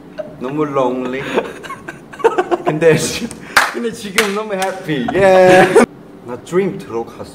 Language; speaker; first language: Korean; non-native, learner; Chinese